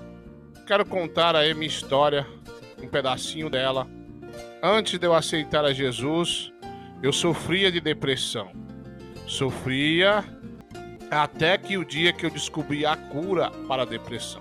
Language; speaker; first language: Portuguese; native; Portuguese